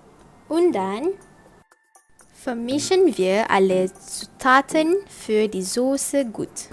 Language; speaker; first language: German; non-native, learner; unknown